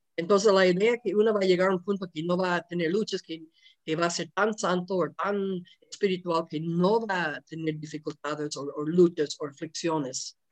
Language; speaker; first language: Spanish; non-native, fluent; English